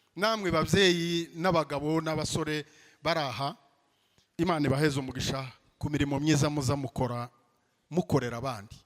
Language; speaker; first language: Kinyarwanda; native; Kinyarwanda